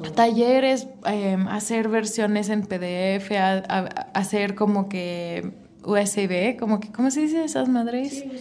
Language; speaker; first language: Spanish; non-native, fluent; English